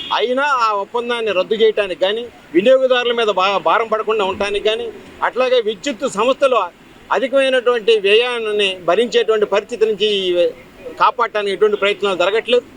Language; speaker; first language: Telugu; native; Telugu